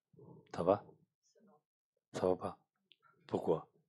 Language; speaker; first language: French; non-native, learner; Tibetan